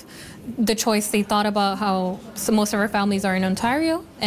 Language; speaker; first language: English; native; English